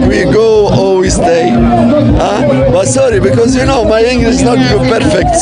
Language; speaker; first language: English; non-native, learner; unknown